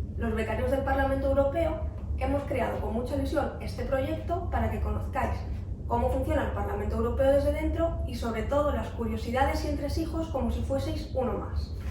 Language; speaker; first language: Spanish; native; Spanish